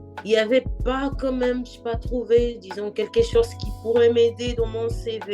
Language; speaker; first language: French; non-native, fluent; Portuguese